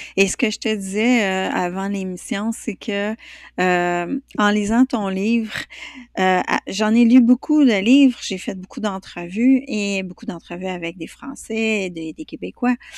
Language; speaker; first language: French; native; French